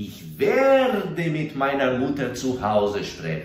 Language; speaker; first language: German; non-native, fluent; Portuguese